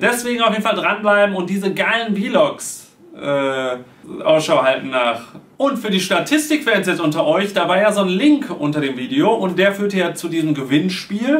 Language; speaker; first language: German; native; German